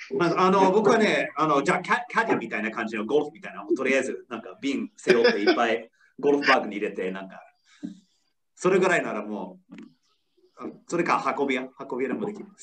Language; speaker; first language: Japanese; non-native, fluent; English